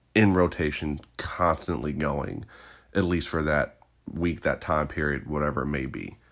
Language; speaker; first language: English; native; English